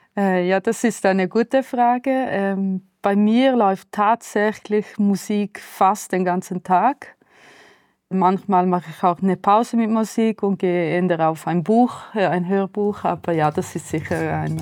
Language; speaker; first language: German; non-native, local second language; Italian